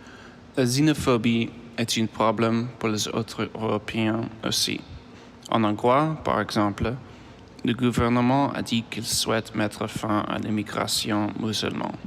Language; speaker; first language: French; non-native, learner; English